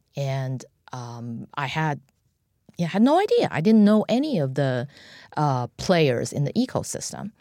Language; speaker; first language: English; non-native, fluent; Chinese